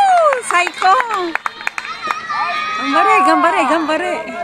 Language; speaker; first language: Japanese; non-native, learner; Filipino